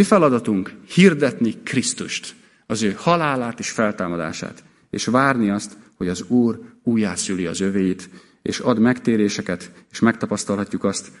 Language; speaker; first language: Hungarian; native; Hungarian